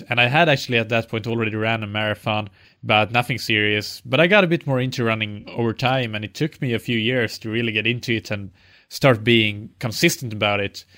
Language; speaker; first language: English; non-native, fluent; Swedish